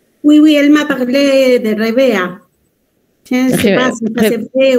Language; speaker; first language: French; non-native, fluent; Spanish